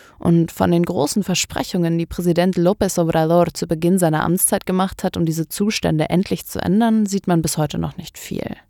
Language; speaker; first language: German; native; German